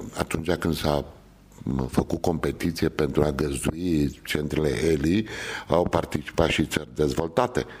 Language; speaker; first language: Romanian; native; Romanian